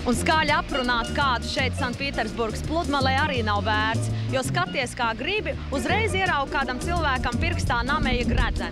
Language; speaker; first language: Latvian; native; Latvian